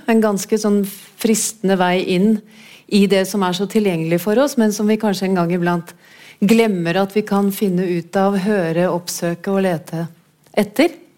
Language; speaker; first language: Norwegian; native; Norwegian